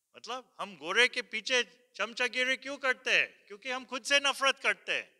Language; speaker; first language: Hindi; early bilingual, heritage; Hindi